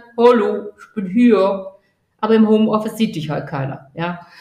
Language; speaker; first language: German; native; German